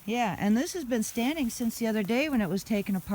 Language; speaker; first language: English; native; English